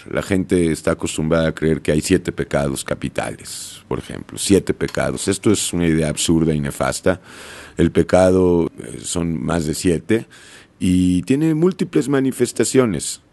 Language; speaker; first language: Spanish; native; Spanish